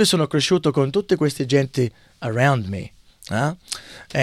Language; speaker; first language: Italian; early bilingual, heritage; English